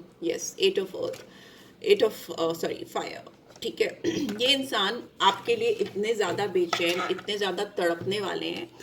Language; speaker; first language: Hindi; native; Hindi